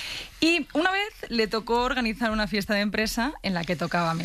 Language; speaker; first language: Spanish; native; Spanish